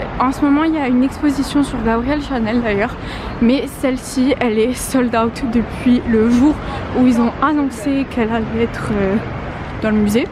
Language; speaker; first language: French; native; French